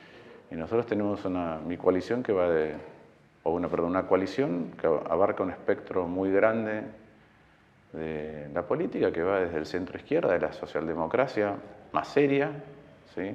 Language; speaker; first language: Spanish; native; Spanish